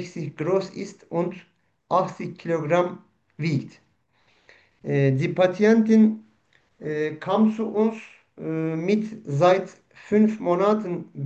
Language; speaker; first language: German; non-native, learner; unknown